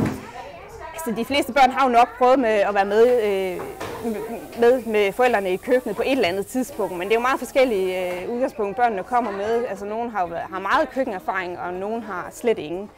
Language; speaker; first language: Danish; native; Danish